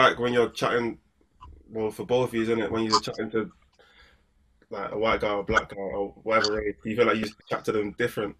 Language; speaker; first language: English; native; English